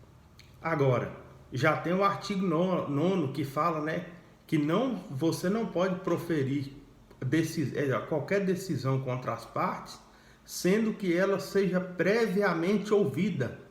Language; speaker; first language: Portuguese; native; Portuguese